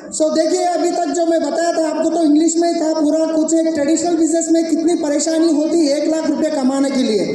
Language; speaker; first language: Hindi; non-native, local second language; Telugu